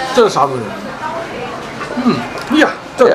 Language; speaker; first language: Chinese; native; Chinese